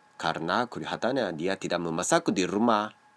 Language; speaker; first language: Indonesian; non-native, learner; Japanese